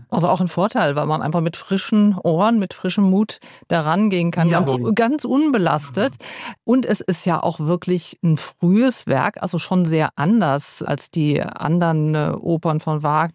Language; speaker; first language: German; native; German